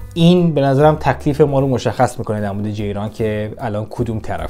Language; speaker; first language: Persian; native; Persian